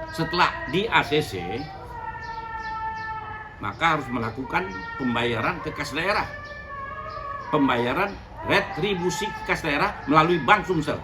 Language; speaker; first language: Indonesian; native; Indonesian